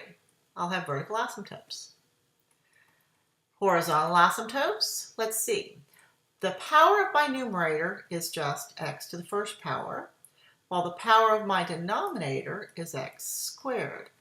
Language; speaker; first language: English; native; English